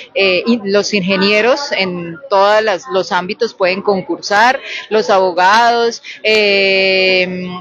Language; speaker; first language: Spanish; native; Spanish